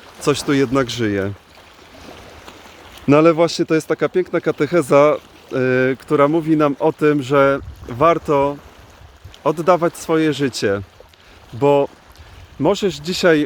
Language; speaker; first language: Polish; native; Polish